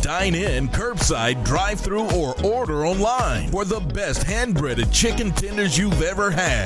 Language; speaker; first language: English; native; English